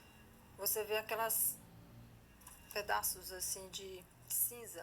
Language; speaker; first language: Portuguese; native; Portuguese